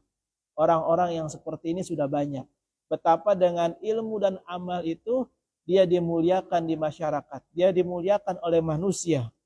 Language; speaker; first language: Indonesian; native; Indonesian